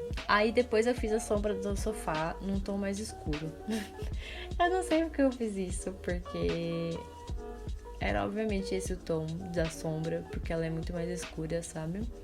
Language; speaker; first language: Portuguese; native; Portuguese